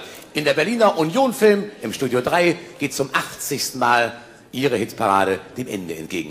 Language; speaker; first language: German; native; German